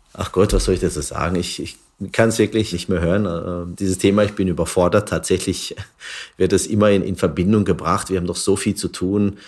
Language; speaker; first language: German; early bilingual, other home language; Turkish